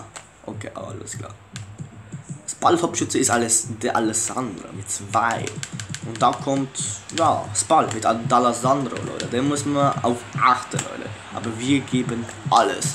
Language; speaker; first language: German; early bilingual, other home language; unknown